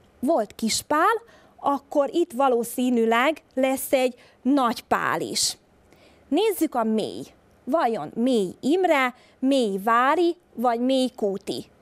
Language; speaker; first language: Hungarian; native; Hungarian